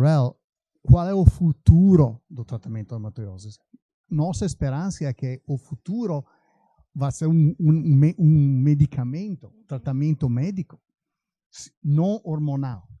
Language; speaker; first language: Portuguese; non-native, fluent; Italian